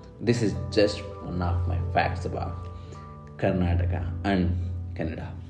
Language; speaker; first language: English; non-native, local second language; Kannada